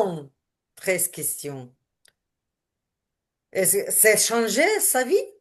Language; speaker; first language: French; non-native, learner; Ukrainian